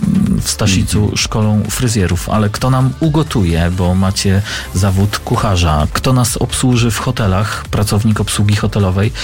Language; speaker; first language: Polish; native; Polish